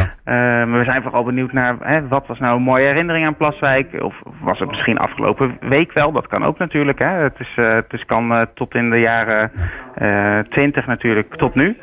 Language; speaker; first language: Dutch; native; Dutch